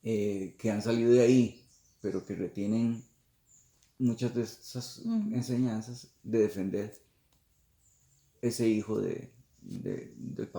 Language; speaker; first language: Spanish; native; Spanish